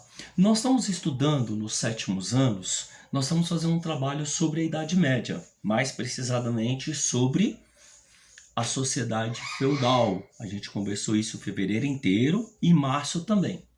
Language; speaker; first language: Portuguese; native; Portuguese